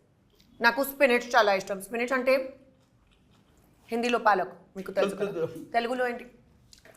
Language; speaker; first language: Telugu; non-native, local second language; Hindi